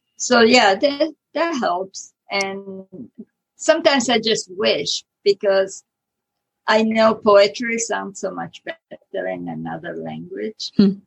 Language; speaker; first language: English; non-native, fluent; Italian